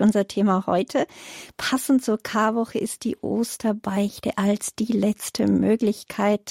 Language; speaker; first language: German; native; German